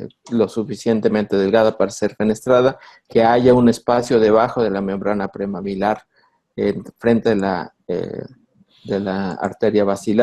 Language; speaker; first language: Spanish; native; Spanish